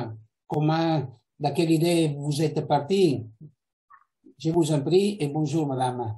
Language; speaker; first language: French; non-native, fluent; Italian